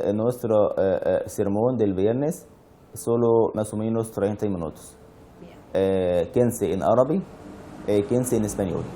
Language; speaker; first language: Spanish; non-native, learner; Arabic